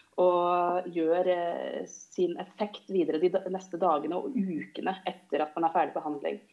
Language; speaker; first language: Norwegian; native; Norwegian